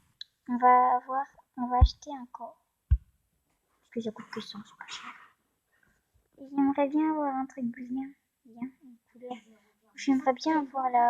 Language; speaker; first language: French; native; French